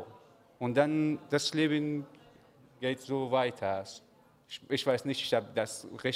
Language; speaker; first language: German; non-native, learner; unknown